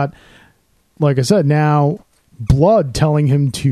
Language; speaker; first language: English; native; English